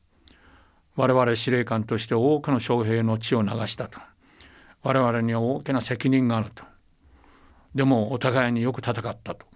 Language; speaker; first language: Japanese; native; Japanese